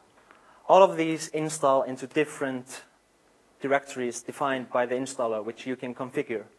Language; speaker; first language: English; non-native, fluent; Icelandic